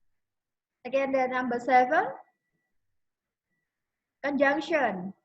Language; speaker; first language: English; non-native, fluent; Indonesian